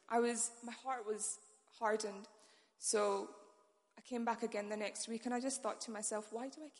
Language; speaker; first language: English; non-native, local second language; Urdu